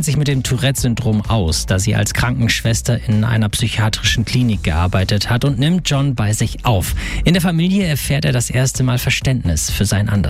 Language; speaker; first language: German; native; German